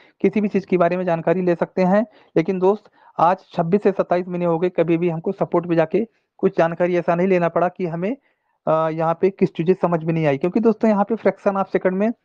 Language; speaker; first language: Hindi; non-native, local second language; Telugu